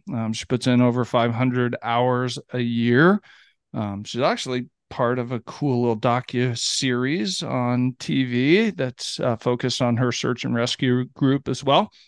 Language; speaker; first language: English; native; English